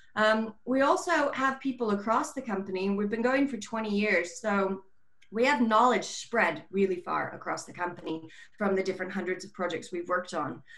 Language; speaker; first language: English; native; English